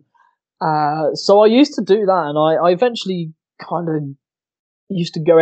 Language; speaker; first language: English; native; English